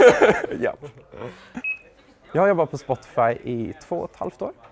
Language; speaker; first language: Swedish; native; Swedish